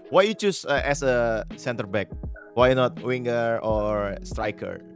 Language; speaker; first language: English; non-native, fluent; Indonesian